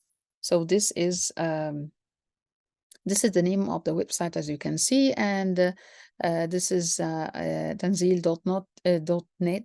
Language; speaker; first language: English; non-native, fluent; Arabic